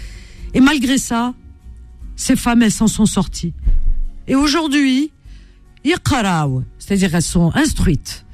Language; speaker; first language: French; native; French